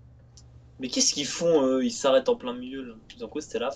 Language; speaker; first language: French; native; French